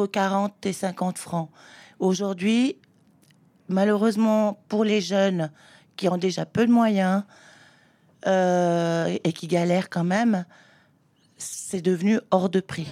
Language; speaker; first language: French; native; French